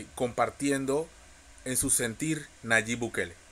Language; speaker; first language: Spanish; native; Spanish